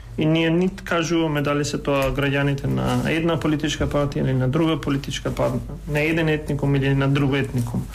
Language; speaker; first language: Macedonian; non-native, local second language; Albanian